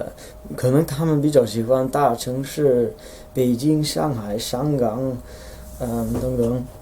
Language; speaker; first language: Chinese; non-native, fluent; Dutch